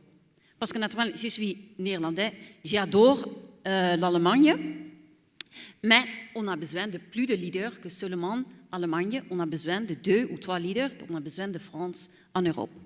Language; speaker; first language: French; non-native, fluent; Dutch